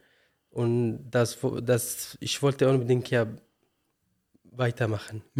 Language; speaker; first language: German; non-native, learner; Arabic